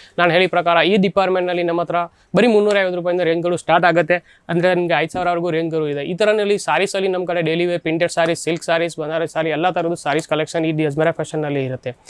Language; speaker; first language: Kannada; non-native, learner; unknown